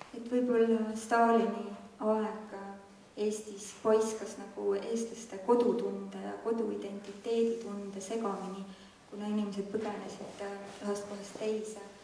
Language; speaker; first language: Estonian; native; Estonian